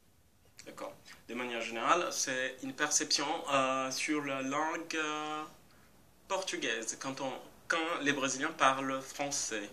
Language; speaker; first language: French; non-native, fluent; Portuguese